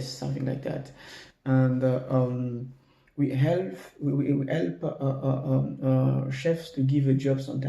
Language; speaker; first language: English; non-native, learner; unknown